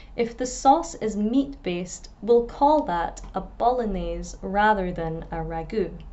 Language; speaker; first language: English; native; English